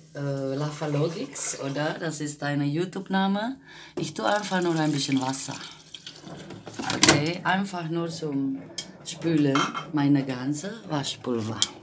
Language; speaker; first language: German; non-native, fluent; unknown